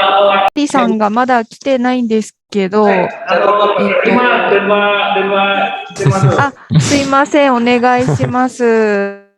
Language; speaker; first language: Japanese; native; Japanese